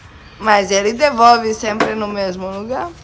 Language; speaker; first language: Portuguese; non-native, fluent; Slovenian